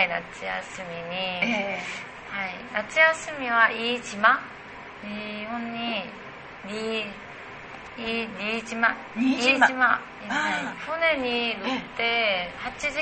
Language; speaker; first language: Japanese; non-native, learner; Korean